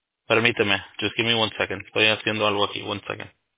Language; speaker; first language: Spanish; early bilingual, heritage; Spanish